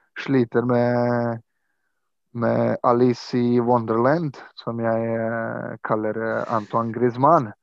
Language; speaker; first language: Norwegian; non-native, fluent; Croatian